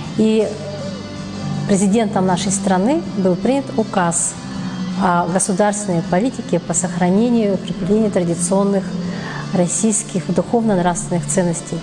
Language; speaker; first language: Russian; native; Russian